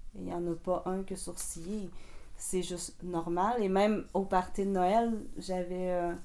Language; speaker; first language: French; native; French